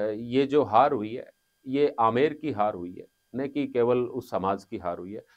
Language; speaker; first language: Hindi; native; Hindi